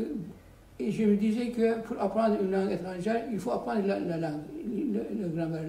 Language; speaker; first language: French; non-native, fluent; Turkish